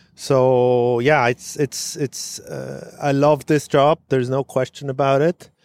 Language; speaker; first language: English; non-native, fluent; German